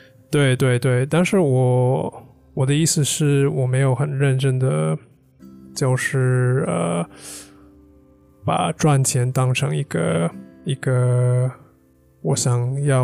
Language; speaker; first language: Chinese; non-native, fluent; English